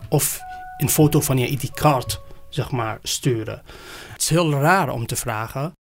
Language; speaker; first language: Dutch; non-native, fluent; Persian